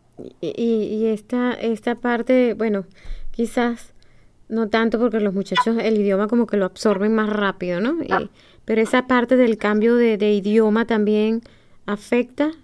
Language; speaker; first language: Spanish; native; Spanish